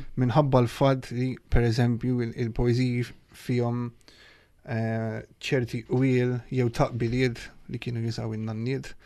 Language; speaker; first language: Maltese; early bilingual, heritage; Maltese